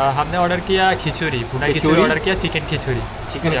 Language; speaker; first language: Hindi; non-native, learner; Bangla